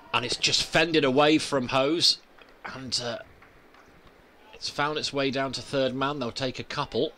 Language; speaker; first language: English; native; English